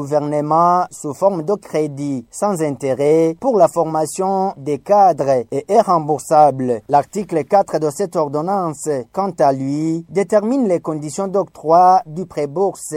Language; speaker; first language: French; non-native, local second language; Rundi